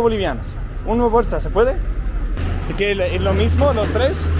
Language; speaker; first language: Spanish; non-native, learner; Danish